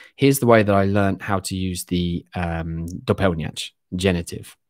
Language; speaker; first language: English; native; English